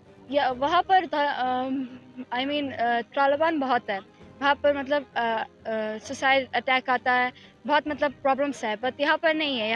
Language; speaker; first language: Hindi; non-native, fluent; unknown